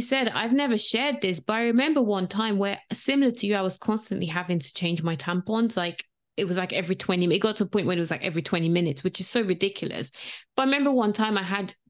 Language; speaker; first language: English; non-native, local second language; Yoruba